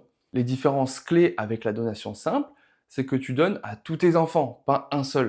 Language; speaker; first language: French; native; French